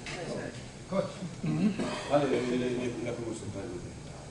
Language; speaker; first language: French; non-native, fluent; Bosnian